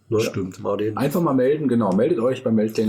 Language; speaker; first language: German; native; German